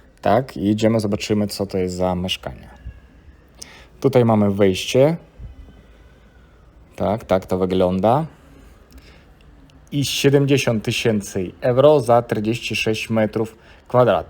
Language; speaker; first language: Polish; non-native, fluent; Ukrainian